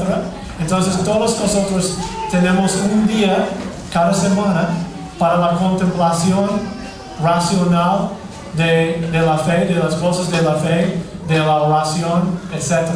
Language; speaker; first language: Spanish; non-native, fluent; English